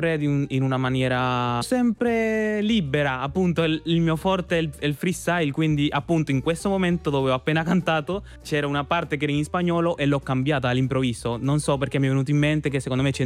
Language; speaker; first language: Italian; non-native, fluent; Spanish